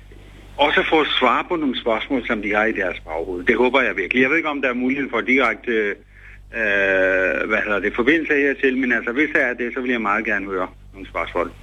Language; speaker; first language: Danish; non-native, fluent; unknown